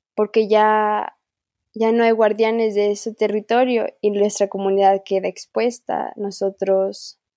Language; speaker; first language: Spanish; non-native, local second language; Quechua